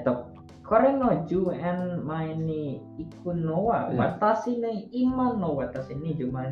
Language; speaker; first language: Japanese; non-native, learner; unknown